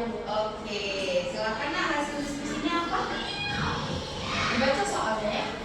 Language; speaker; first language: Indonesian; native; Indonesian